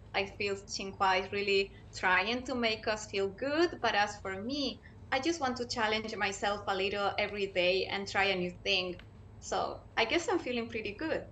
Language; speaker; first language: English; non-native, fluent; Spanish